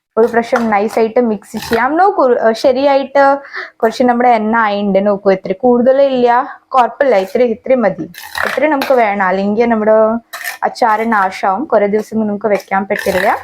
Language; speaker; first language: Malayalam; non-native, learner; Hindi